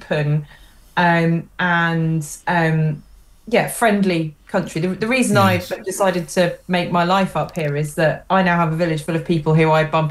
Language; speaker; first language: English; native; English